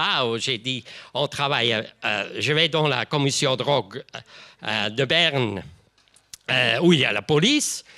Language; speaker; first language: French; non-native, local second language; German